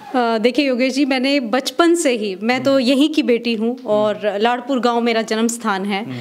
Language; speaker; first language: Hindi; native; Hindi